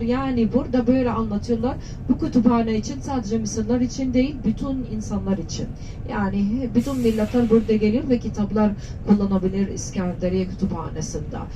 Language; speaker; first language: Turkish; non-native, learner; Arabic